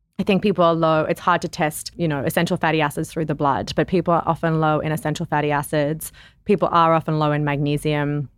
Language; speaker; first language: English; native; English